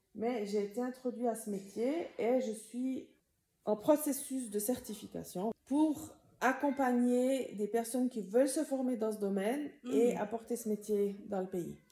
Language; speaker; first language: French; native; French